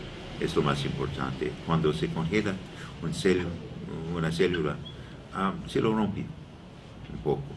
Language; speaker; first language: Spanish; non-native, learner; English